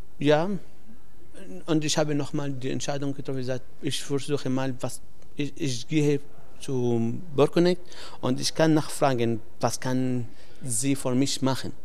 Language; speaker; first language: German; non-native, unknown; Arabic